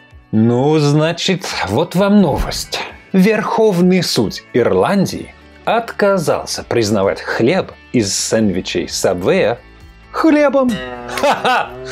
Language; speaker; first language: Russian; non-native, fluent; English